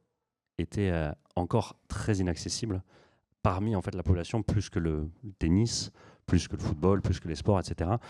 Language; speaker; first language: French; native; French